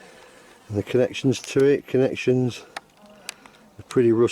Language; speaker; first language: English; native; English